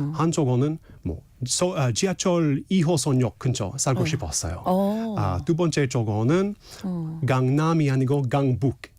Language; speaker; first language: Korean; non-native, fluent; English